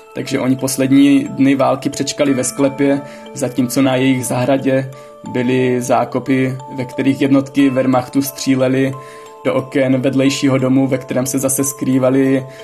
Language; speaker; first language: Czech; native; Czech